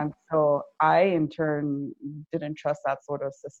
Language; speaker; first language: English; non-native, local second language; Yoruba